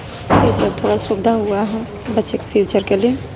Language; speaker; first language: Hindi; non-native, local second language; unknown